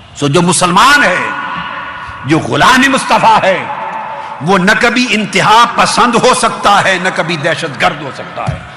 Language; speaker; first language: Urdu; non-native, local second language; Punjabi